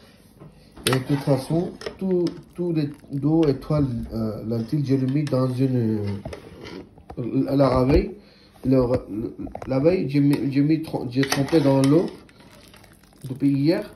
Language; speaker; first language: French; non-native, learner; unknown